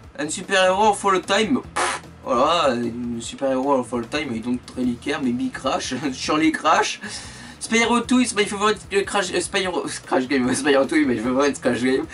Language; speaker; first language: English; non-native, learner; French